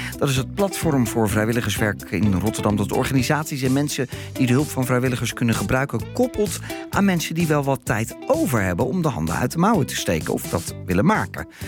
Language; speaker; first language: Dutch; native; Dutch